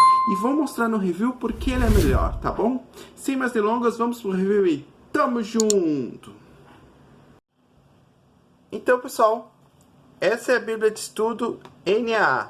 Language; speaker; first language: Portuguese; native; Portuguese